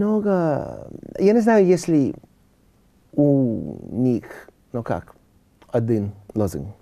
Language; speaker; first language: Russian; non-native, learner; English